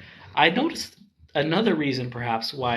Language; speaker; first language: English; native; English